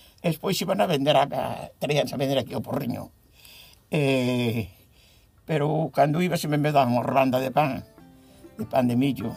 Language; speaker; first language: Galician; native; Galician